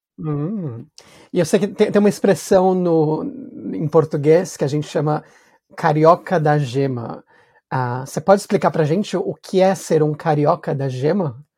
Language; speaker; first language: Portuguese; native; Portuguese